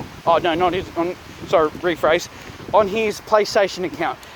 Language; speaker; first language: English; native; English